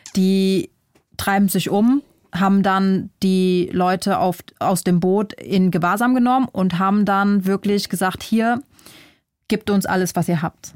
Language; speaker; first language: German; early bilingual, other home language; Vietnamese